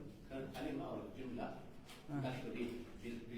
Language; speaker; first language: Arabic; non-native, learner; Oromo